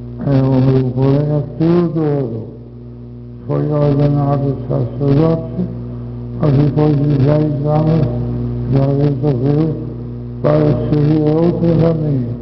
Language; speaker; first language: Portuguese; non-native, fluent; Dutch